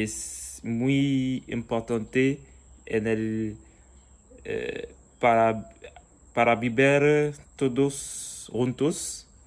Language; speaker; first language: Spanish; non-native, learner; French